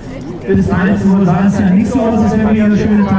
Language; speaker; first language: German; native; German